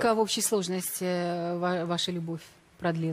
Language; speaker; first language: Russian; native; Russian